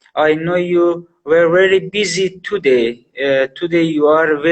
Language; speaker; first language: English; non-native, learner; Persian